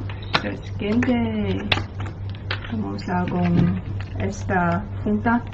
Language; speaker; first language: Spanish; non-native, learner; Chinese